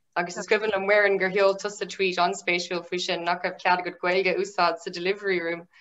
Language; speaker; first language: Irish; non-native, local second language; English